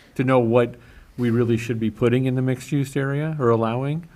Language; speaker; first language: English; native; English